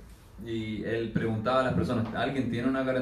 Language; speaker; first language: Spanish; native; Spanish